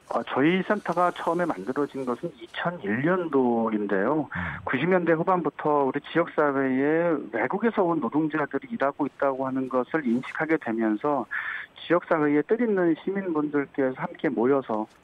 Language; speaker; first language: Korean; native; Korean